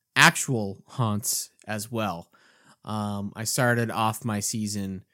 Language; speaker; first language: English; native; English